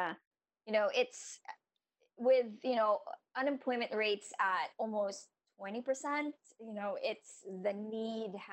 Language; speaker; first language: English; non-native, local second language; Filipino